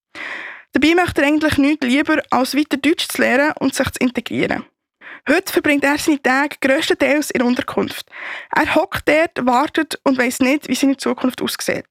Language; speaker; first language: German; native; German